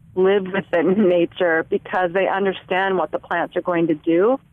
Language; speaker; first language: English; native; English